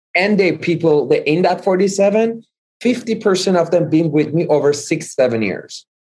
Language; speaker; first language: English; non-native, fluent; Armenian